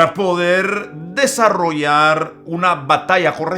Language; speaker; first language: Spanish; native; Spanish